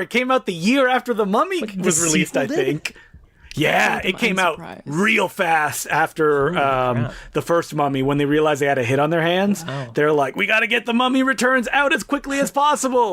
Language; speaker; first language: English; native; English